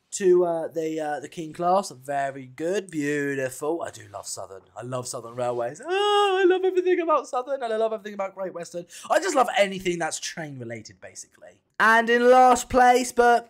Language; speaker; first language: English; native; English